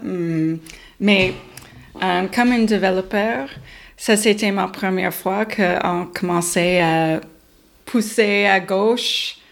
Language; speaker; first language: French; non-native, learner; English